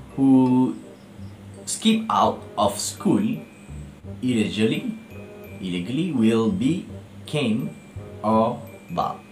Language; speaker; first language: English; non-native, local second language; Malay